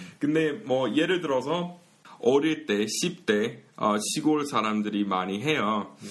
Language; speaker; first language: Korean; non-native, fluent; English